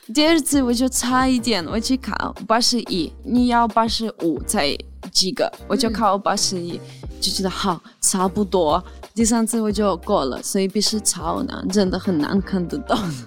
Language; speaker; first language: Chinese; non-native, fluent; Ukrainian